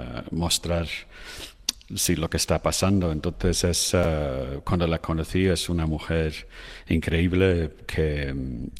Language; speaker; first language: Spanish; non-native, fluent; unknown